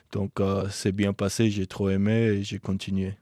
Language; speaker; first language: French; non-native, learner; Georgian